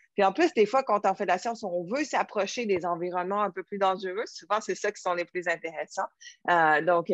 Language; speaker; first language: French; native; French